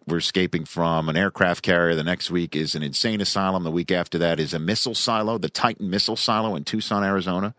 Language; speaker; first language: English; native; English